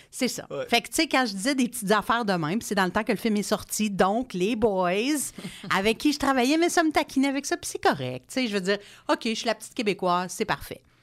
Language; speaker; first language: French; non-native, local second language; English